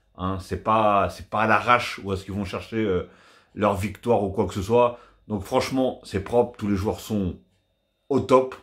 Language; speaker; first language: French; native; French